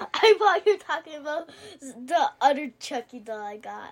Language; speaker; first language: English; native; English